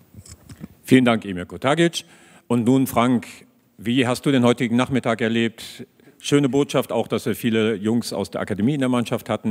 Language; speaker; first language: German; native; German